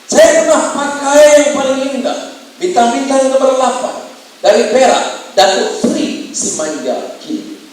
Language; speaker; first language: Malay; native; Malay